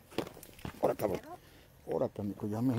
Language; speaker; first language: Spanish; native; Spanish